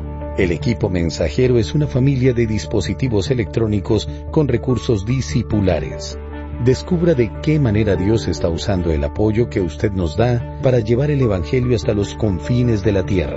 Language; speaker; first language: Spanish; native; Spanish